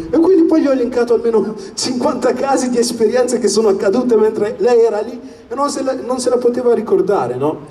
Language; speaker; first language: Italian; early bilingual, other home language; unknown